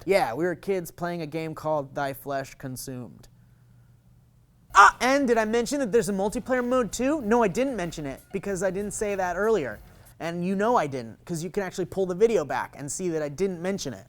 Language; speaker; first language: English; native; English